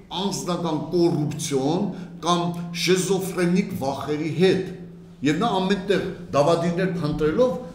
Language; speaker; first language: Armenian; native; Armenian